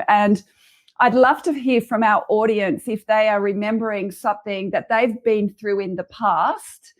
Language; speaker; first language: English; native; English